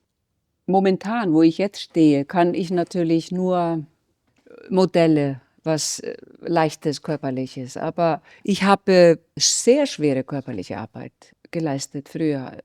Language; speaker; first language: German; non-native, fluent; Icelandic